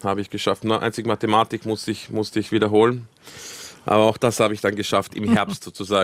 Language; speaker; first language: German; early bilingual, other home language; Croatian